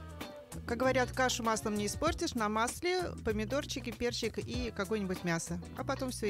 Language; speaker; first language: Russian; native; Russian